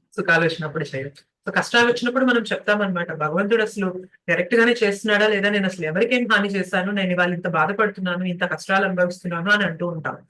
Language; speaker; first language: Telugu; native; Telugu